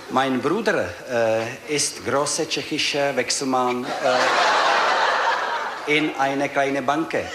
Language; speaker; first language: German; non-native, learner; Czech